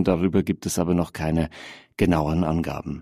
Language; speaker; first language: German; native; German